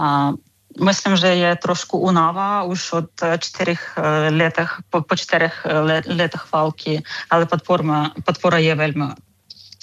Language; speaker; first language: Czech; non-native, fluent; Ukrainian